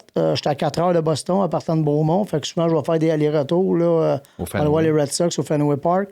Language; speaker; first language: French; native; French